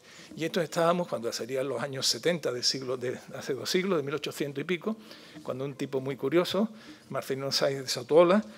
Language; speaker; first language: Spanish; native; Spanish